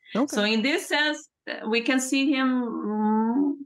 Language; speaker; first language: English; non-native, fluent; Portuguese